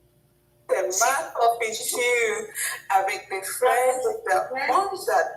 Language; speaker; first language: French; non-native, learner; English